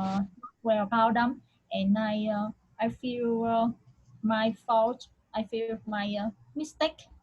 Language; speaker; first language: English; non-native, learner; Vietnamese